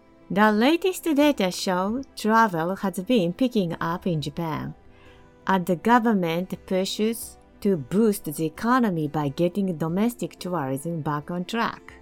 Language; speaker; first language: English; non-native, fluent; Japanese